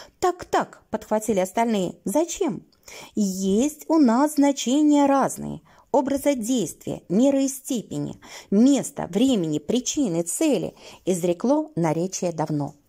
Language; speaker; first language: Russian; native; Russian